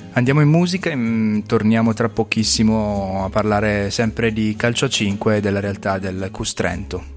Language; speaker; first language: Italian; native; Italian